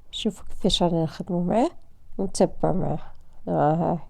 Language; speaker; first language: Arabic; native; Arabic